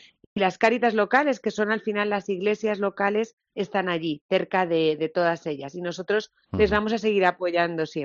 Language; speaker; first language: Spanish; native; Spanish